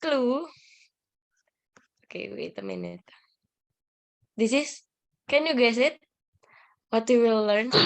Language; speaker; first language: English; non-native, learner; Indonesian